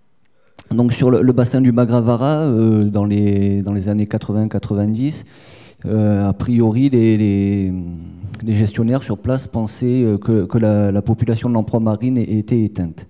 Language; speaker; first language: French; native; French